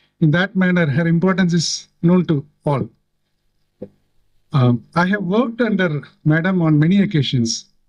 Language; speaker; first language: English; non-native, local second language; Tamil